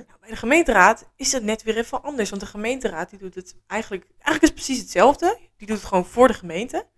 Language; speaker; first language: Dutch; native; Dutch